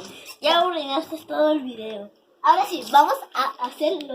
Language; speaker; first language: Spanish; native; Spanish